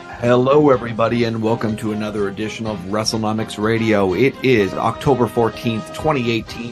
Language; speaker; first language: English; native; English